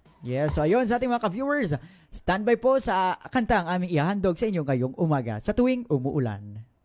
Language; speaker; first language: Filipino; native; Filipino